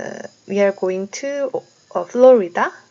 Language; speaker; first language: English; non-native, learner; Korean